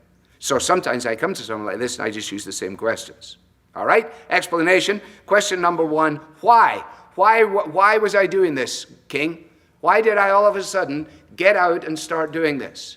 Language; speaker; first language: English; native; English